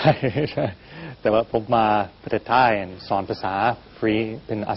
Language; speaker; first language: Thai; non-native, learner; English